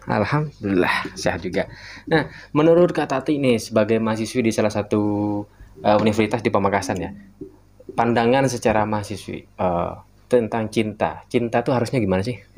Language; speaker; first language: Indonesian; non-native, local second language; Madurese